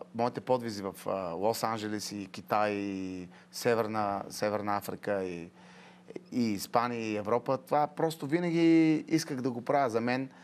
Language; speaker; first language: Bulgarian; native; Bulgarian